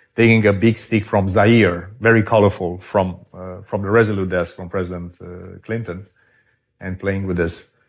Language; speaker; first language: English; non-native, fluent; Romanian